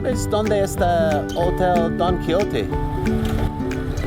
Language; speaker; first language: Spanish; non-native, learner; English